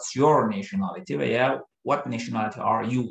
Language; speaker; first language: English; non-native, fluent; Turkish